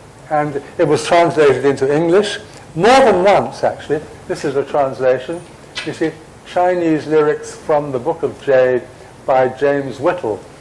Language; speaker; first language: English; native; English